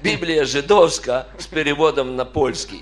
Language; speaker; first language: Polish; non-native, learner; Russian